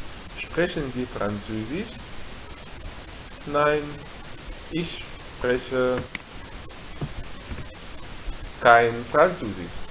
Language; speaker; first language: German; non-native, fluent; Arabic